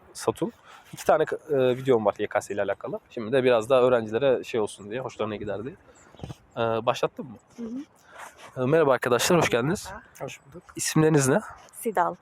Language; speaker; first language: Turkish; native; Turkish